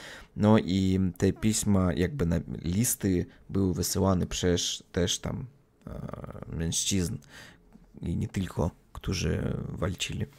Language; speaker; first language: Polish; non-native, learner; Russian